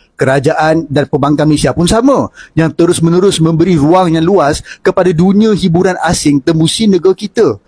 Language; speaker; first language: Malay; native; Malay